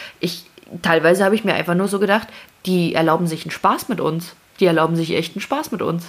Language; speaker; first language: German; early bilingual, other home language; Russian